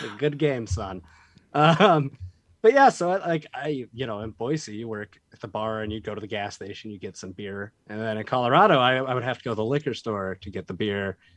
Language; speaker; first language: English; native; English